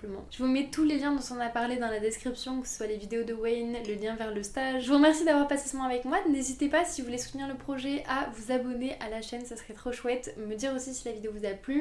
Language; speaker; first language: French; native; French